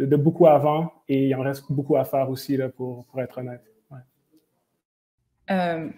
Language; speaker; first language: French; native; French